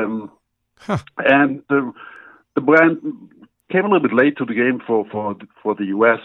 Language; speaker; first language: English; non-native, fluent; German